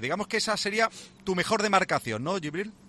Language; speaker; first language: Spanish; native; Spanish